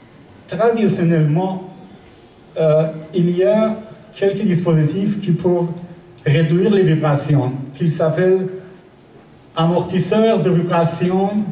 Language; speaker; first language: French; non-native, learner; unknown